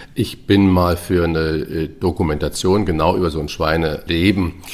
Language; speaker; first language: German; native; German